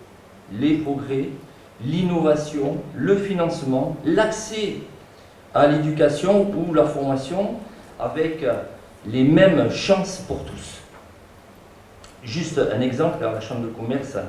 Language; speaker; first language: French; native; French